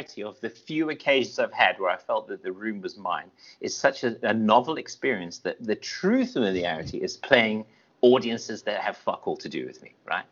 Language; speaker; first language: English; native; English